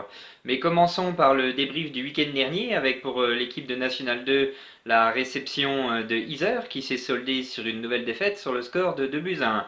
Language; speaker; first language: French; native; French